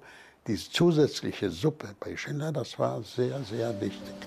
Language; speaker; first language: German; non-native, fluent; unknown